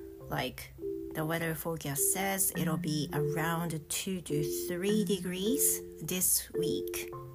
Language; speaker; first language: English; non-native, fluent; Japanese